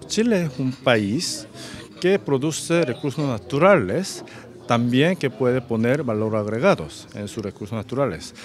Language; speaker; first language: Spanish; non-native, fluent; Korean